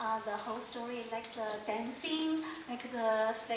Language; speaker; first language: English; non-native, learner; Chinese